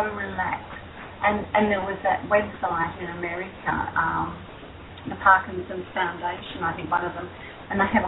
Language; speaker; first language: English; native; English